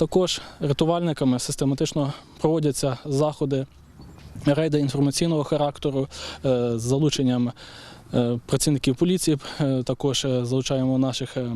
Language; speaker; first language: Ukrainian; native; Ukrainian